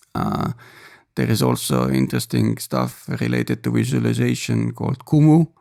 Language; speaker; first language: English; non-native, fluent; Estonian